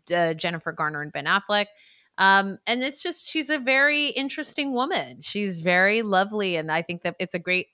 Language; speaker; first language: English; native; English